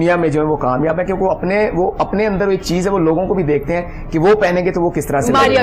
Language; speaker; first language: Urdu; native; Urdu